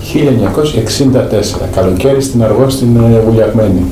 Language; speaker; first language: Greek; native; Greek